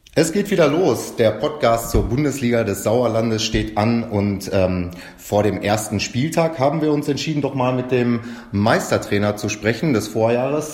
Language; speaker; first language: German; native; German